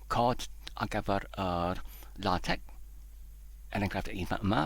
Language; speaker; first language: Welsh; non-native, fluent; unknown